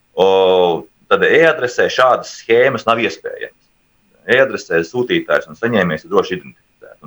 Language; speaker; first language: Latvian; native; Latvian